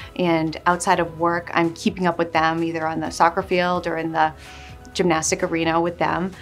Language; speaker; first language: English; native; English